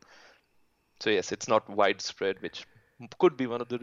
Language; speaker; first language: English; non-native, local second language; Hindi